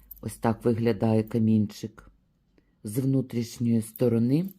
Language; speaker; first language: Ukrainian; native; Ukrainian